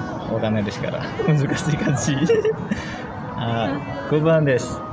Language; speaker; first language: Japanese; non-native, learner; Indonesian